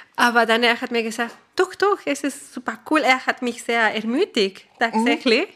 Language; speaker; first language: German; non-native, fluent; Spanish